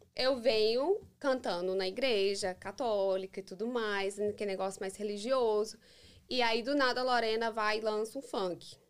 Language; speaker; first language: Portuguese; early bilingual, heritage; English